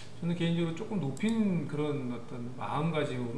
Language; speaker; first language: Korean; native; Korean